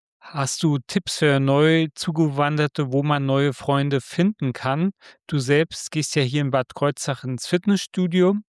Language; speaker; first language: German; native; German